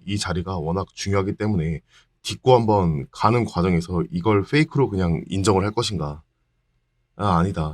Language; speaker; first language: Korean; native; Korean